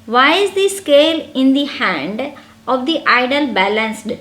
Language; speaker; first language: English; non-native, local second language; Gujarati